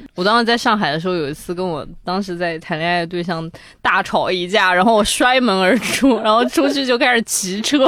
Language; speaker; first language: Chinese; native; Chinese